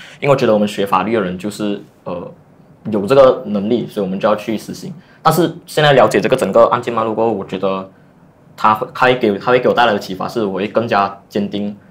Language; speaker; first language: Chinese; native; Chinese